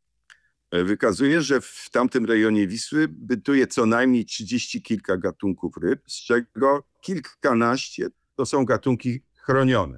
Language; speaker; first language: Polish; native; Polish